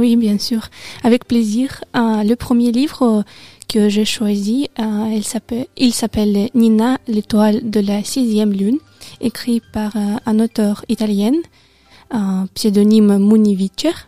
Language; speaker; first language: French; non-native, learner; Russian